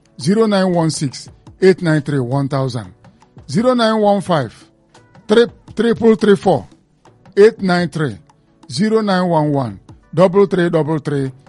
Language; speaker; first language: Nigerian Pidgin; non-native, local second language; Igbo